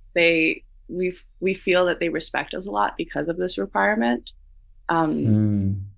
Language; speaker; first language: English; non-native, fluent; Danish